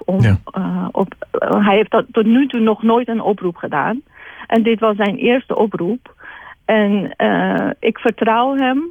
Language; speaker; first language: Dutch; non-native, fluent; Persian